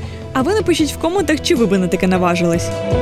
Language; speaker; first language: Ukrainian; native; Ukrainian